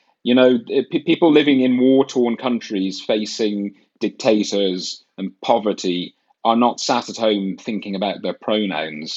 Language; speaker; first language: English; native; English